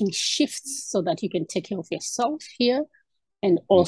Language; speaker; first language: English; non-native, local second language; Shona